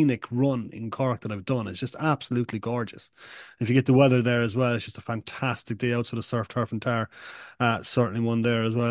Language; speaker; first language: English; native; English